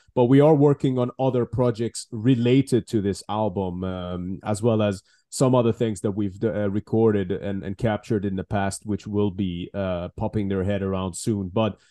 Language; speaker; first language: English; non-native, fluent; Persian